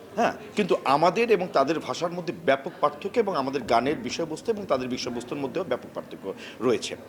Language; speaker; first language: Bangla; native; Bangla